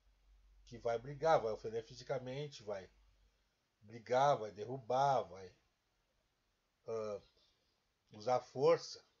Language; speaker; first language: Portuguese; native; Portuguese